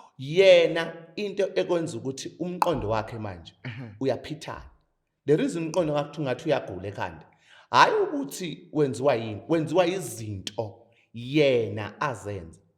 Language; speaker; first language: Zulu; native; Zulu